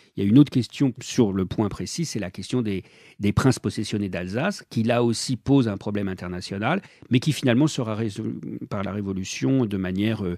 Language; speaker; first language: French; native; French